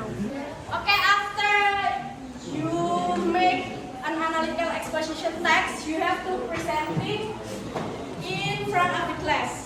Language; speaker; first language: English; non-native, learner; Indonesian